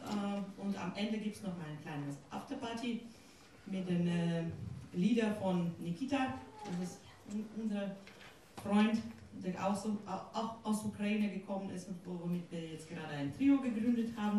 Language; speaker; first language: German; non-native, fluent; Russian